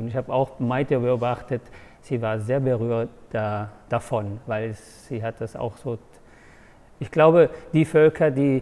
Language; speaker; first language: German; non-native, fluent; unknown